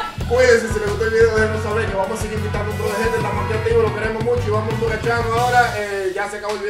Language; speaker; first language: Spanish; native; Spanish